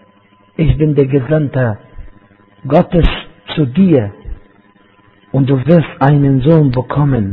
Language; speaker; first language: German; non-native, fluent; Arabic